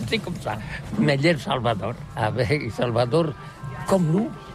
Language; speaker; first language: French; non-native, learner; Catalan